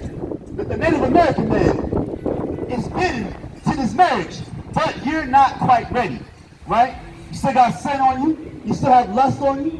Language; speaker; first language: English; native; English